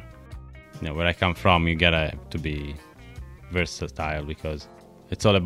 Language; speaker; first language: English; non-native, fluent; Italian